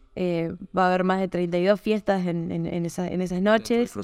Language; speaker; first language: Spanish; native; Spanish